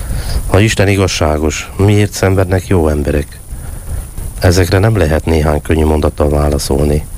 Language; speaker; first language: Hungarian; native; Hungarian